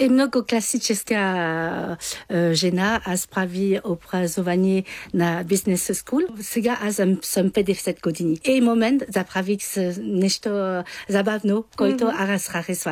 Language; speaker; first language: Bulgarian; non-native, learner; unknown